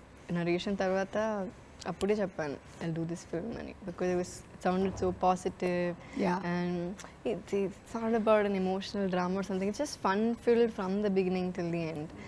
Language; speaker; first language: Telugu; non-native, learner; Malayalam